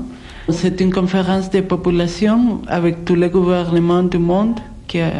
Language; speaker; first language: French; non-native, fluent; Spanish